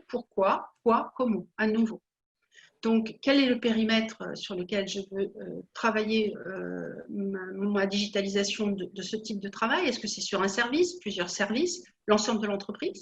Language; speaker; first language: French; native; French